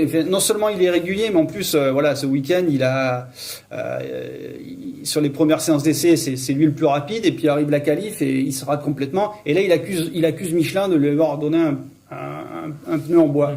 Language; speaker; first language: French; native; French